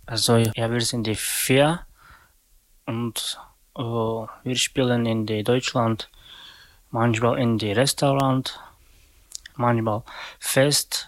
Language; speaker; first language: German; non-native, learner; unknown